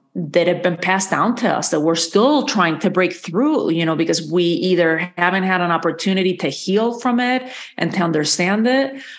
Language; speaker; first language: English; non-native, fluent; Spanish